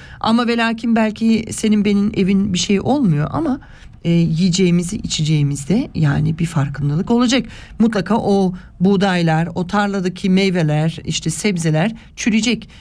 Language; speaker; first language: Turkish; early bilingual, heritage; Turkish